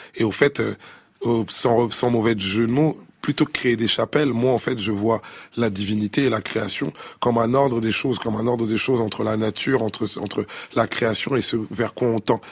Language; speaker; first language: French; early bilingual, other home language; Lingala